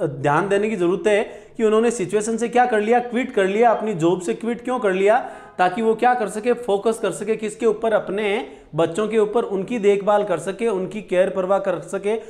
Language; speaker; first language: Hindi; native; Hindi